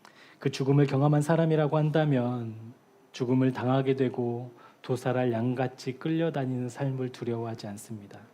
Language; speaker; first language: Korean; native; Korean